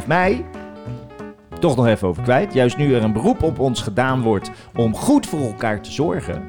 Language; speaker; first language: Dutch; native; Dutch